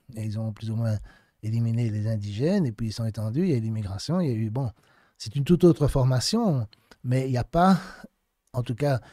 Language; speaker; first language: French; native; French